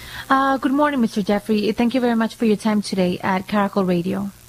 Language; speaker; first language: English; non-native, fluent; Spanish